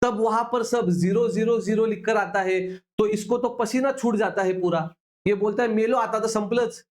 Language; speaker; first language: Hindi; non-native, local second language; Marathi